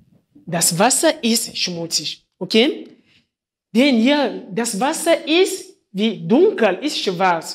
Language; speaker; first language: German; non-native, fluent; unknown